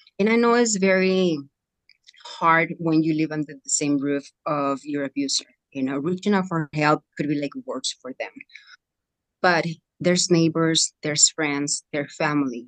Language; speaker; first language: English; non-native, fluent; Spanish